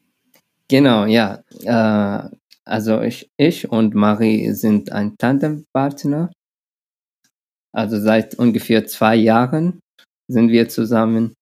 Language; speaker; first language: German; non-native, learner; Arabic